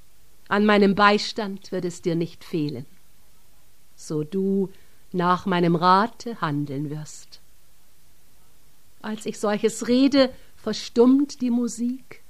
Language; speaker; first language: German; native; German